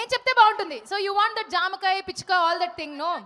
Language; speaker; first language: Telugu; native; Telugu